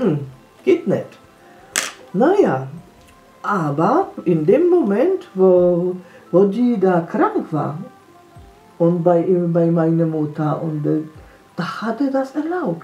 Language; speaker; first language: German; non-native, fluent; Polish